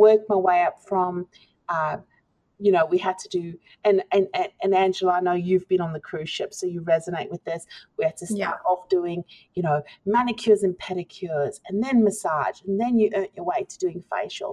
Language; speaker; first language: English; native; English